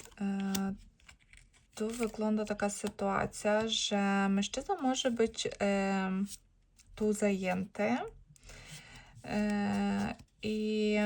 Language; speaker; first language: Polish; non-native, learner; Ukrainian